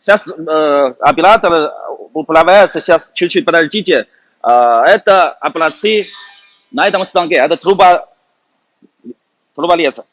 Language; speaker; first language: Russian; non-native, learner; Chinese